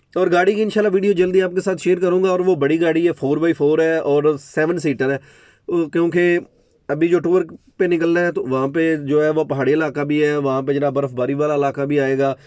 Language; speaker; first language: Urdu; non-native, local second language; Punjabi